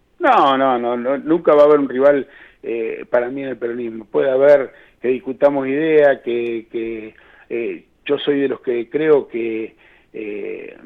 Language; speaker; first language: Spanish; native; Spanish